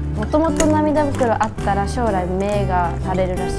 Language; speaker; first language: Japanese; native; Japanese